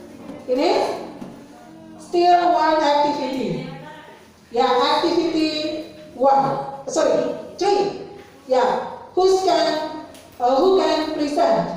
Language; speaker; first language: English; non-native, fluent; Indonesian